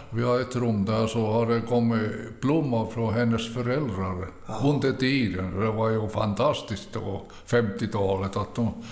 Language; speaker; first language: Swedish; early bilingual, other home language; Finnish